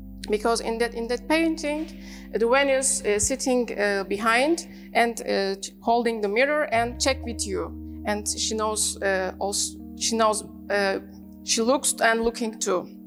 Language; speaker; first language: English; non-native, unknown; Turkish